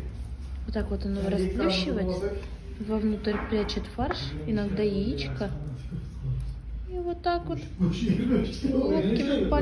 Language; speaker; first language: Russian; native; Russian